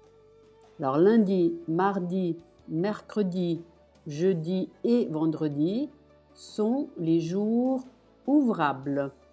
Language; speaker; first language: French; non-native, fluent; Italian